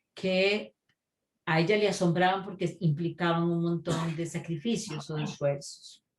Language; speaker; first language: Spanish; native; Spanish